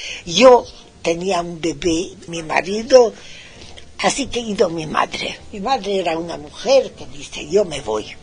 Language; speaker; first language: Spanish; non-native, fluent; Hungarian